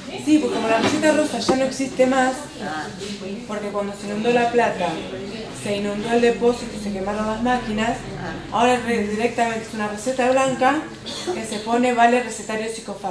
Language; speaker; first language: Spanish; native; Spanish